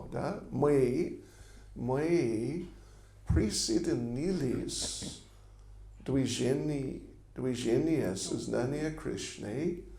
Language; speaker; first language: Russian; non-native, learner; English